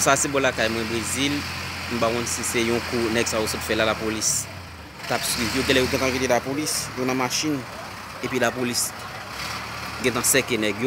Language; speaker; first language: French; non-native, learner; Haitian Creole